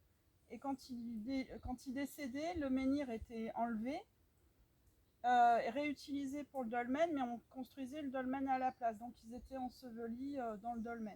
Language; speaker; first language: French; native; French